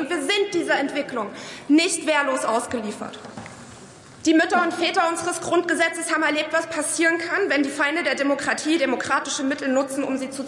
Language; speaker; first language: German; early bilingual, other home language; Arabic